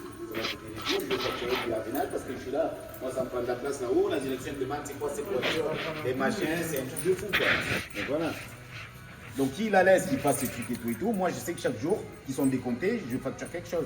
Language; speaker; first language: French; native; French